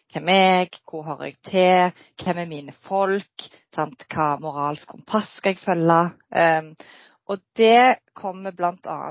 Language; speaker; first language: Norwegian; native; Norwegian